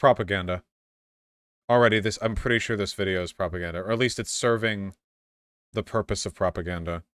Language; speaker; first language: English; native; English